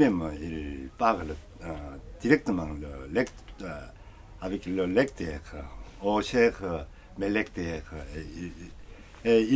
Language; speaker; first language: French; non-native, learner; Korean